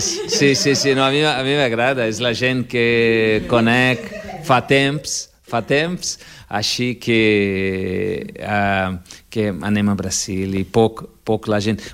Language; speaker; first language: Catalan; non-native, fluent; Portuguese